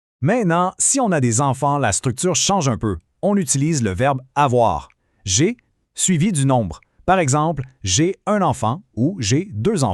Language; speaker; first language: French; native; French